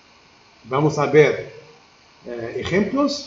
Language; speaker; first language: Spanish; non-native, learner; Arabic